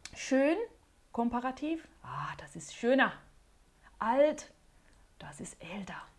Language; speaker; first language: German; non-native, fluent; Portuguese